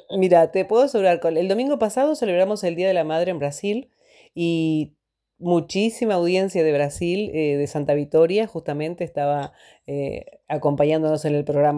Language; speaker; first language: Spanish; native; Spanish